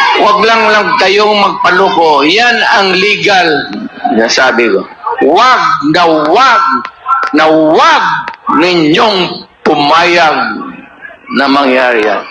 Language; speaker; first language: Filipino; non-native, local second language; Cebuano